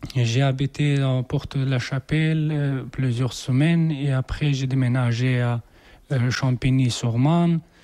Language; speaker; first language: French; non-native, learner; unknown